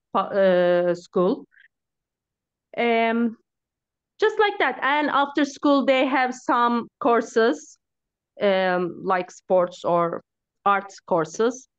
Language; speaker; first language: English; non-native, learner; Turkish